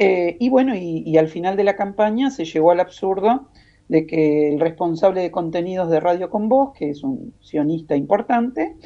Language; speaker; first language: Spanish; native; Spanish